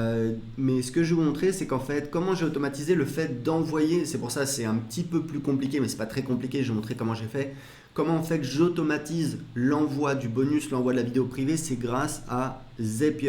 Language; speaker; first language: French; native; French